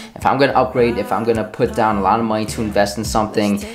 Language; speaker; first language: English; native; English